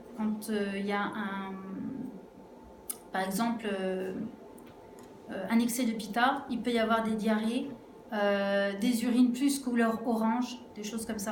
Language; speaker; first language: French; native; French